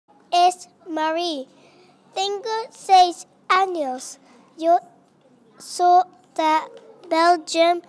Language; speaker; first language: Spanish; non-native, learner; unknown